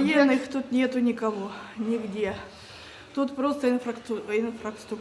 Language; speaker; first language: Russian; native; Russian